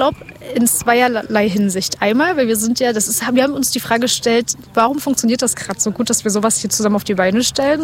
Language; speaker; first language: German; native; German